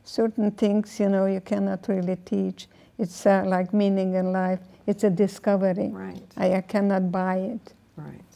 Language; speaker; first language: English; non-native, fluent; Hungarian